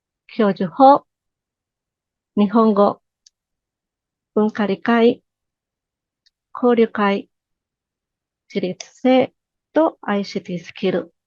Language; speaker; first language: Japanese; non-native, learner; Spanish